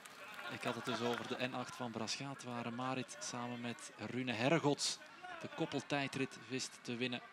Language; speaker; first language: Dutch; native; Dutch